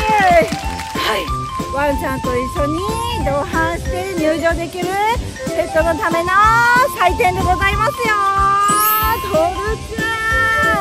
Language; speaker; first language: Japanese; native; Japanese